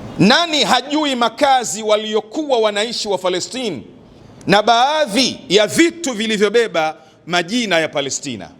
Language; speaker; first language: Swahili; native; Swahili